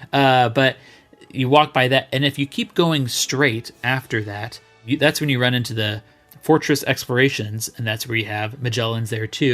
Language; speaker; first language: English; native; English